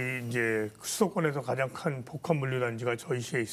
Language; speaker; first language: Korean; native; Korean